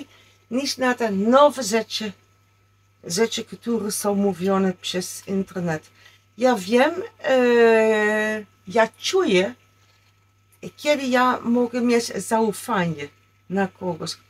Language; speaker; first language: Polish; non-native, learner; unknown